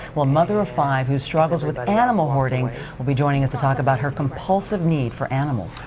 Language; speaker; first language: English; native; English